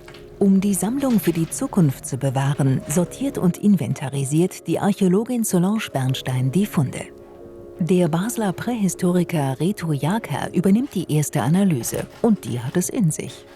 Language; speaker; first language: German; native; German